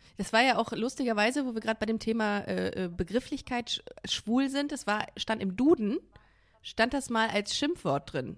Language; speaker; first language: German; native; German